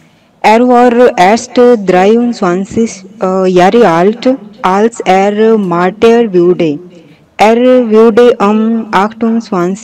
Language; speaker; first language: German; non-native, learner; Punjabi